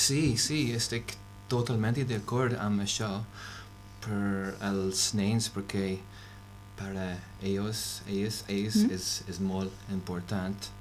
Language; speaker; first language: Catalan; non-native, learner; English